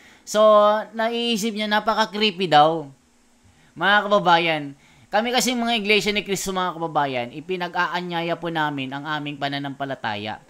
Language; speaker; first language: Filipino; native; Filipino